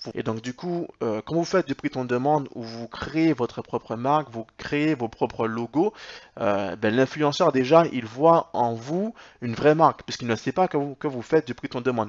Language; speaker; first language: French; native; French